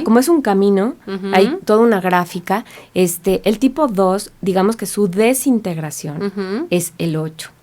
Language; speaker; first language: Spanish; native; Spanish